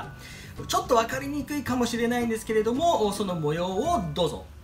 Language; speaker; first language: Japanese; native; Japanese